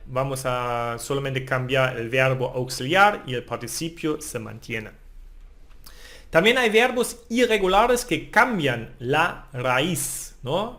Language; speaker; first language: Spanish; non-native, fluent; German